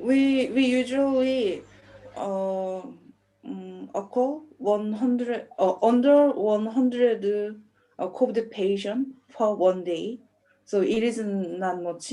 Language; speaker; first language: English; non-native, learner; Korean